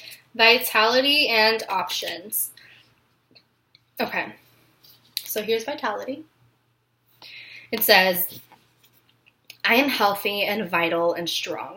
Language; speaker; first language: English; native; English